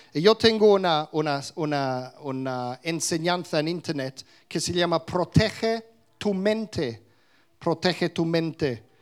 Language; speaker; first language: Spanish; non-native, fluent; English